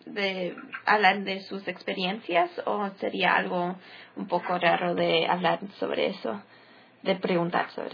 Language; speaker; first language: Spanish; early bilingual, heritage; English